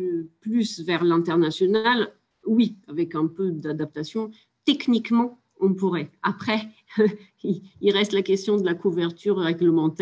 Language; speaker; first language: French; native; French